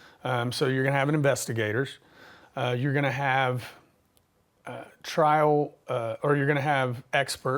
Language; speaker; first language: English; native; English